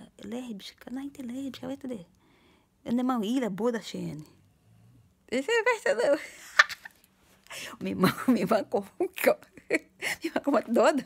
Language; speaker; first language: Swedish; non-native, learner; Portuguese